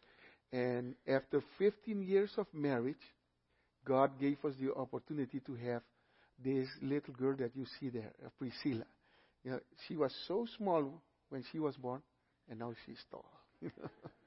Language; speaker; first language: English; non-native, fluent; Papiamento